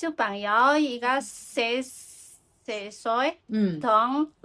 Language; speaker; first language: Cantonese; non-native, learner; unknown